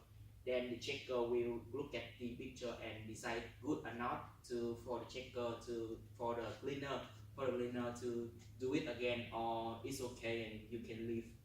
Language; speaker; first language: English; non-native, learner; Vietnamese